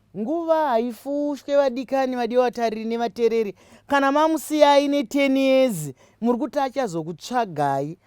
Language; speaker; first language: Shona; native; Shona